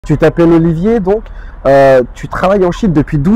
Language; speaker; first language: French; native; French